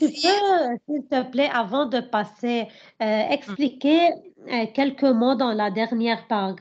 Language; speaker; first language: French; non-native, learner; Arabic